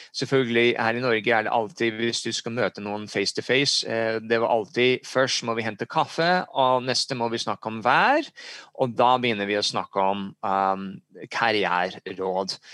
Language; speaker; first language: Norwegian; early bilingual, heritage; English